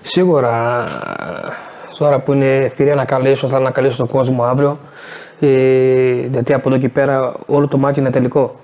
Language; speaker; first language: Greek; non-native, fluent; Portuguese